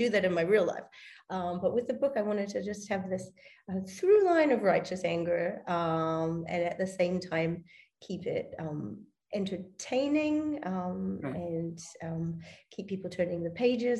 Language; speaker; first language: English; native; English